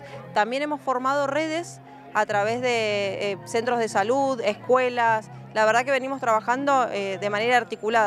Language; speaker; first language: Spanish; native; Spanish